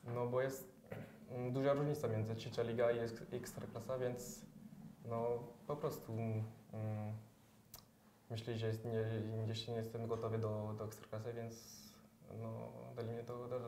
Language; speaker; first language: Polish; early bilingual, heritage; French